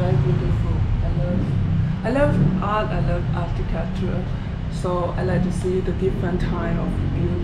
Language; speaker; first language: English; non-native, learner; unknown